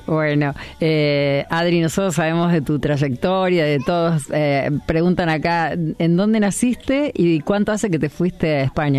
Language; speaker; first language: Spanish; native; Spanish